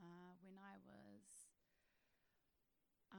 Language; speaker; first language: English; native; English